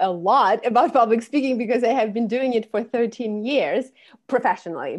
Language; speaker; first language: English; non-native, fluent; Russian